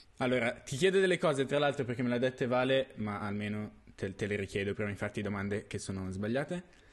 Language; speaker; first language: Italian; native; Italian